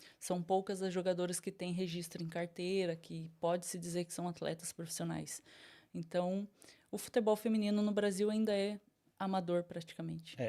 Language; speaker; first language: Portuguese; native; Portuguese